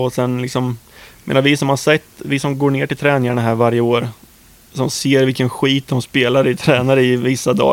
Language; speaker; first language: Swedish; native; Swedish